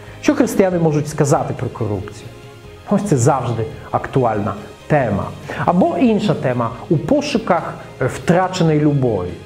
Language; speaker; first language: Ukrainian; non-native, fluent; Russian